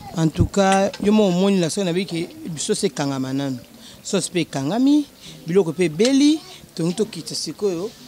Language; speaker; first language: Lingala; non-native, local second language; Luba-Lulua